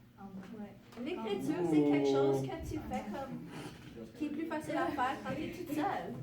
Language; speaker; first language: French; non-native, local second language; English